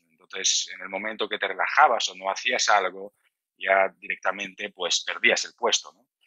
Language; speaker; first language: Spanish; non-native, fluent; Georgian